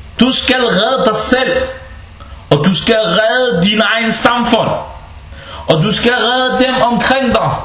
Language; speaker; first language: Danish; early bilingual, other home language; Bosnian